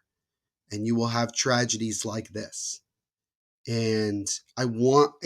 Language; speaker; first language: English; native; English